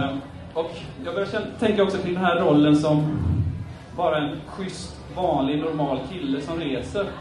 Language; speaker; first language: Swedish; native; Swedish